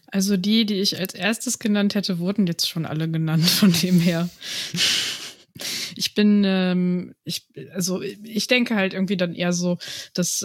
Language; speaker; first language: German; native; German